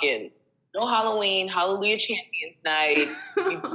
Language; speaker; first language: English; native; English